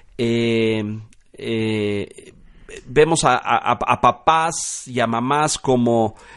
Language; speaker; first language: Spanish; native; Spanish